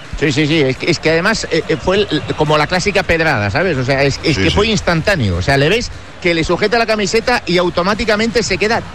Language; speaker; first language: Spanish; native; Spanish